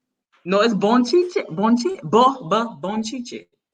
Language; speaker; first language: Spanish; non-native, learner; English